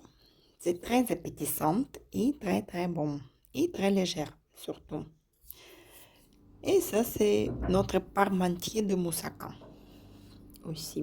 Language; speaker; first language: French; non-native, fluent; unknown